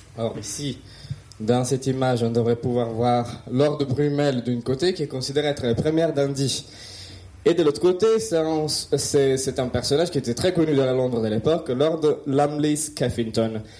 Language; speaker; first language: French; non-native, fluent; Italian